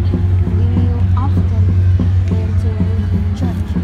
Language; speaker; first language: English; non-native, learner; Vietnamese